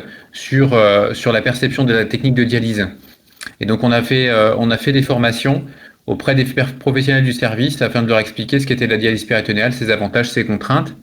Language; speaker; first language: French; native; French